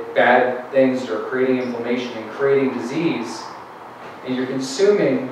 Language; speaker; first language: English; native; English